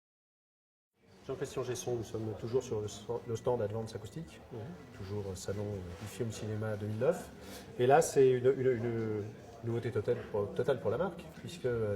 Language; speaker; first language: French; native; French